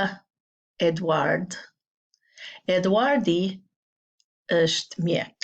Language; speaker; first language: Albanian; non-native, learner; English